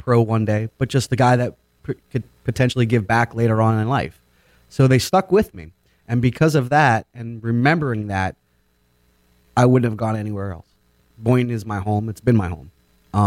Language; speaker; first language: English; native; English